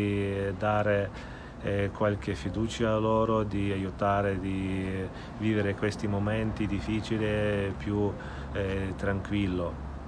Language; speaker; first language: Italian; non-native, fluent; Ukrainian